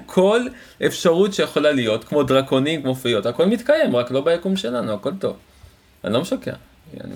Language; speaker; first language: Hebrew; native; Hebrew